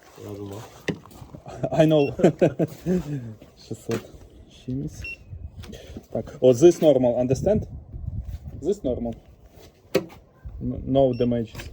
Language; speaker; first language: English; non-native, learner; Ukrainian